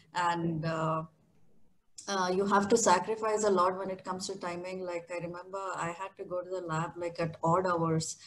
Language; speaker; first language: English; non-native, local second language; Kannada